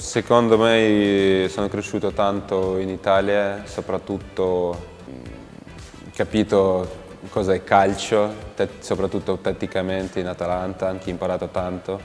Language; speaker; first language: Italian; non-native, fluent; Ukrainian